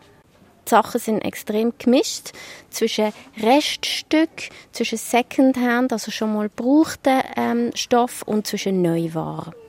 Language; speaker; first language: German; native; German